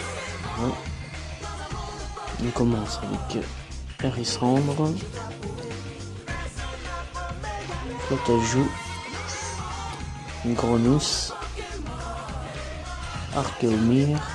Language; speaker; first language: French; native; French